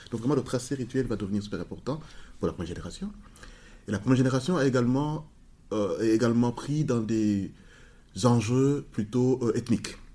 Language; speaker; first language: French; non-native, local second language; Kinyarwanda